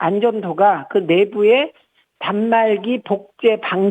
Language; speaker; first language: Korean; native; Korean